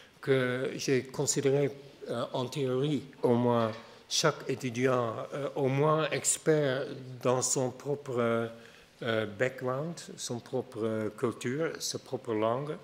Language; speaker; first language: French; non-native, fluent; Dutch